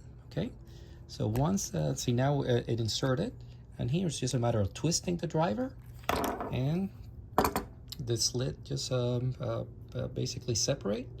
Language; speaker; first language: English; native; English